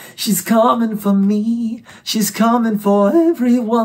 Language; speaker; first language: English; native; English